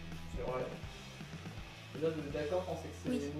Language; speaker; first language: French; native; French